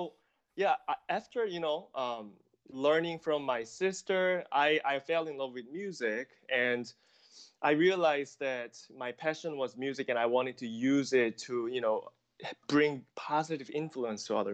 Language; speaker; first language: English; non-native, fluent; Korean